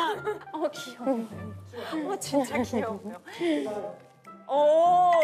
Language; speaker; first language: Korean; non-native, learner; German